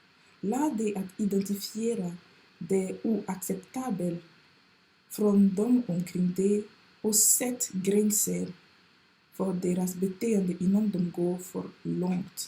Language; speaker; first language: Swedish; non-native, fluent; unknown